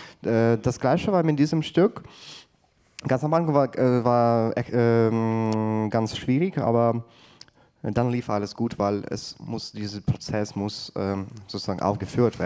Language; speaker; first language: German; non-native, fluent; Ukrainian